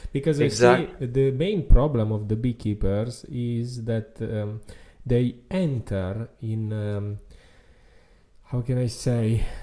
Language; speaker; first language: English; non-native, fluent; Italian